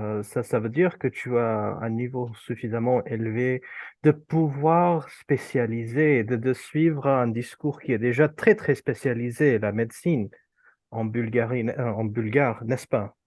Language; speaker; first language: French; non-native, fluent; Urdu